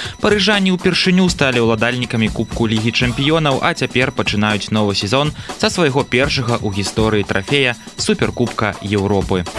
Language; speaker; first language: Belarusian; native; Belarusian